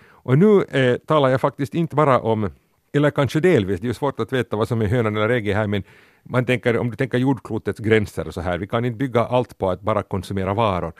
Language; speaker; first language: Swedish; native; Swedish